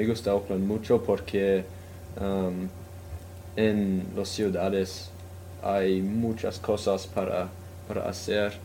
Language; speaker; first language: Spanish; non-native, fluent; English